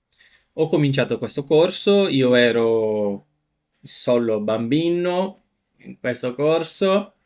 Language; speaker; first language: Italian; non-native, fluent; Portuguese